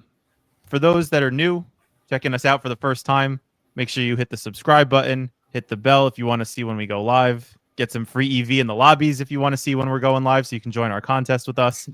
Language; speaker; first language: English; native; English